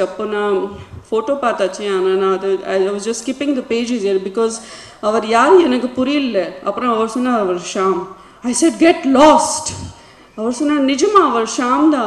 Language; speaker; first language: Tamil; non-native, learner; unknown